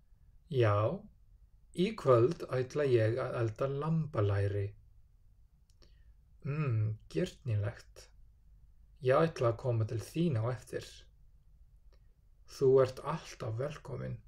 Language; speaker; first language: Icelandic; non-native, fluent; English